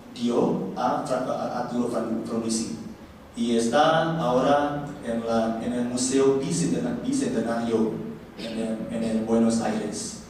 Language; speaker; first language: Spanish; non-native, learner; Indonesian